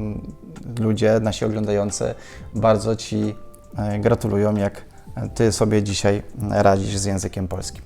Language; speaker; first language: Polish; native; Polish